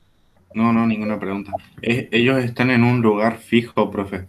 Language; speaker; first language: Spanish; native; Spanish